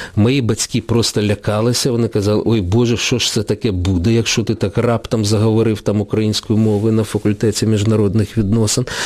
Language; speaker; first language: Ukrainian; non-native, local second language; Russian